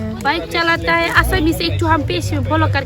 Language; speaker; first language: Hindi; non-native, learner; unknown